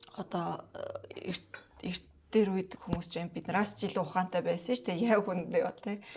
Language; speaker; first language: Mongolian; non-native, local second language; Kazakh